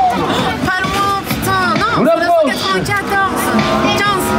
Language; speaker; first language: French; native; French